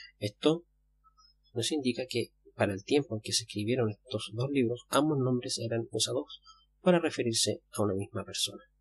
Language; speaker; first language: Spanish; native; Spanish